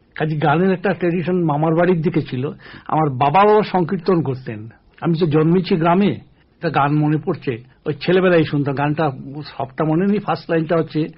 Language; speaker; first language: Bangla; native; Bangla